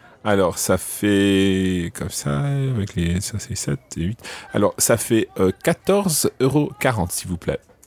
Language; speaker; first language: French; non-native, fluent; English